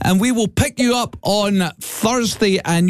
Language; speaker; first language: English; native; English